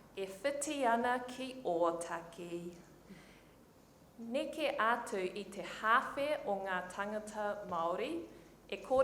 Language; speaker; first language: Māori; non-native, local second language; English